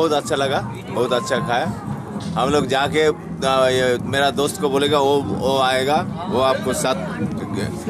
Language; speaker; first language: Hindi; non-native, local second language; Bangla